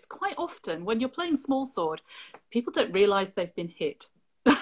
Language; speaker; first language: English; native; English